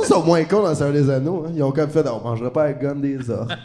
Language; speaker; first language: French; native; French